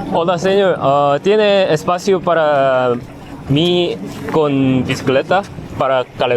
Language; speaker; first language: Spanish; non-native, learner; Korean